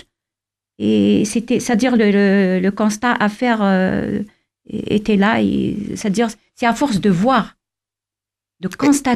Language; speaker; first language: French; non-native, local second language; Kabyle